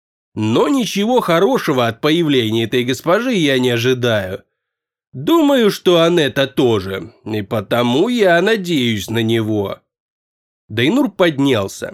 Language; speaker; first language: Russian; native; Russian